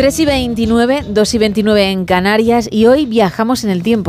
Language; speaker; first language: Spanish; native; Spanish